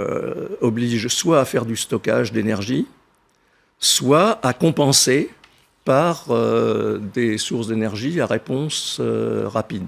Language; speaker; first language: French; native; French